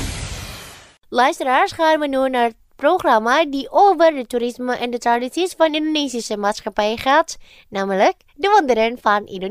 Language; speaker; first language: Dutch; non-native, fluent; Indonesian